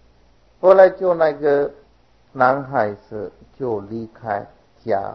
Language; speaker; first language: Chinese; non-native, fluent; Sinhala